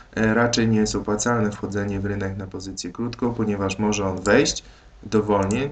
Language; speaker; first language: Polish; native; Polish